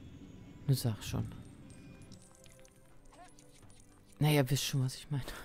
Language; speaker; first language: German; native; German